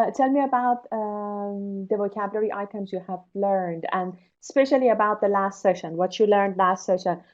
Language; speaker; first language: English; non-native, fluent; Persian